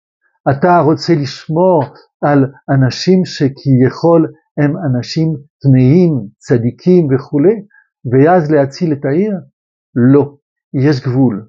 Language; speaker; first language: Hebrew; non-native, fluent; French